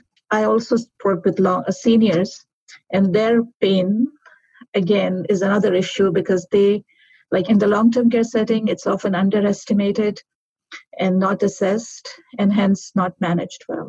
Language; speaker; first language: English; non-native, local second language; Urdu